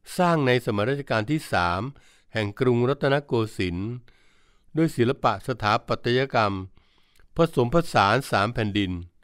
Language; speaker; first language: Thai; native; Thai